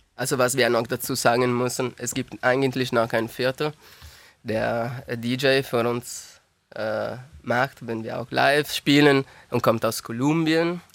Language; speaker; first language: German; non-native, learner; Italian